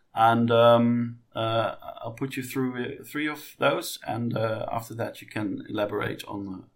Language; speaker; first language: English; non-native, fluent; Dutch